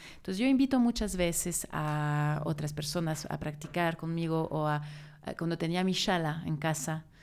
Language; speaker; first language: Spanish; non-native, fluent; French